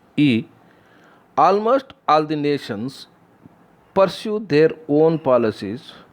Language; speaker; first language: English; non-native, local second language; Kannada